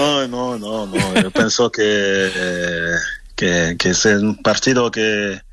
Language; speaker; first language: Spanish; non-native, fluent; French